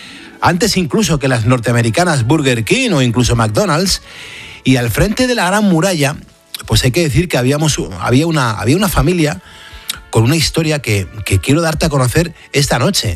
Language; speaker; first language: Spanish; native; Spanish